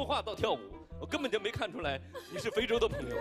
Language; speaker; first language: Chinese; native; Chinese